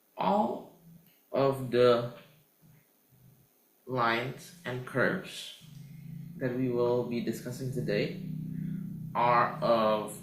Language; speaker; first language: English; non-native, fluent; Indonesian